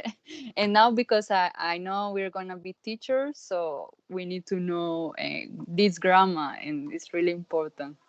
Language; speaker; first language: English; non-native, learner; Spanish